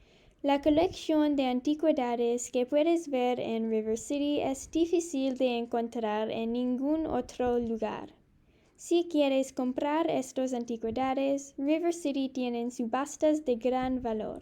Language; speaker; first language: Spanish; non-native, learner; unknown